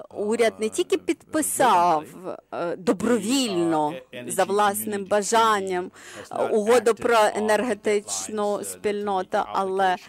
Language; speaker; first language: Ukrainian; non-native, fluent; English